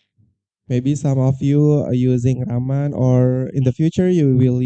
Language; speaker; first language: English; non-native, learner; Indonesian